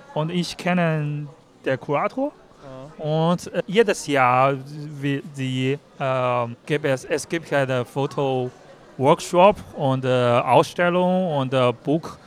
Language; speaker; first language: German; non-native, learner; Chinese